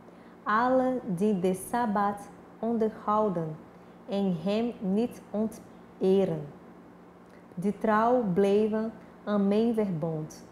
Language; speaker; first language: Dutch; non-native, fluent; Portuguese